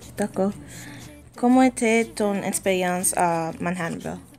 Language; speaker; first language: French; non-native, learner; English